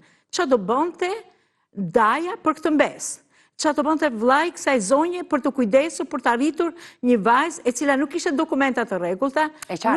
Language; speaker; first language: Albanian; native; Albanian